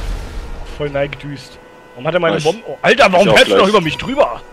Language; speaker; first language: German; native; German